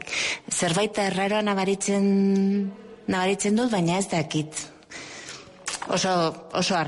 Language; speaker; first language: Basque; non-native, local second language; Spanish